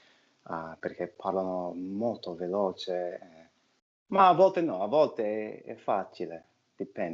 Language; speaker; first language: Italian; non-native, fluent; English